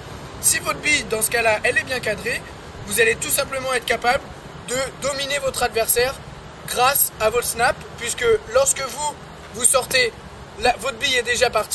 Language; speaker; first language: French; native; French